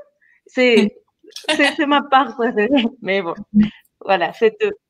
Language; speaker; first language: French; non-native, fluent; Spanish